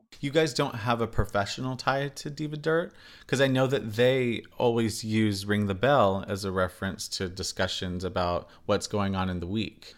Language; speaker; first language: English; native; English